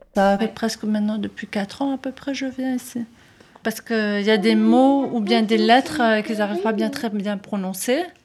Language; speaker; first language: French; early bilingual, other home language; Turkish